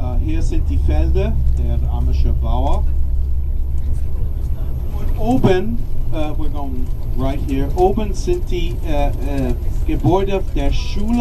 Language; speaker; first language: German; non-native, learner; English